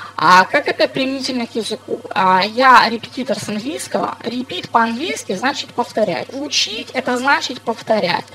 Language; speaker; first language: Russian; non-native, fluent; English